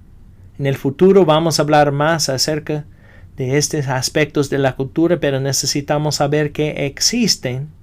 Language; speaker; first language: Spanish; non-native, fluent; English